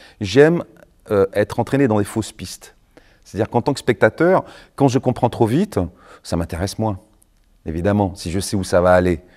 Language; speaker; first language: French; native; French